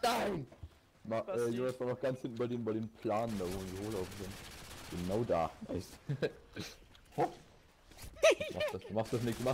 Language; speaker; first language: German; native; German